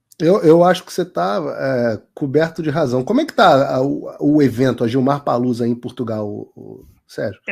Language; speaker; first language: Portuguese; native; Portuguese